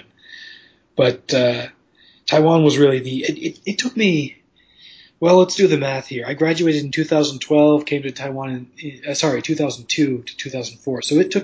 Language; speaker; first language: English; native; English